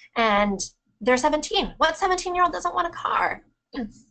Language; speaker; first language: English; native; English